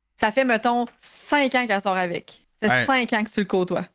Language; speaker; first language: French; native; French